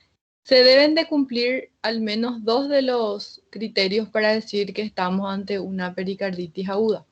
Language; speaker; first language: Spanish; native; Spanish